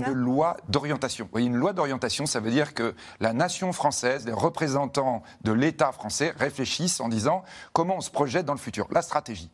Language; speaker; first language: French; native; French